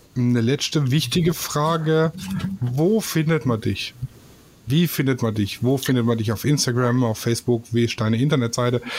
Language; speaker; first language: German; non-native, fluent; Polish